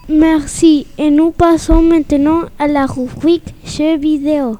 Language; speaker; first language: French; non-native, learner; Spanish